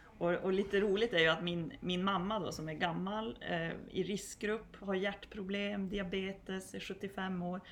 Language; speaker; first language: Swedish; native; Swedish